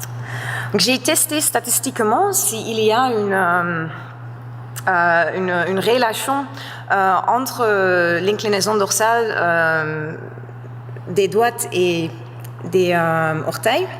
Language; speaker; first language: French; non-native, fluent; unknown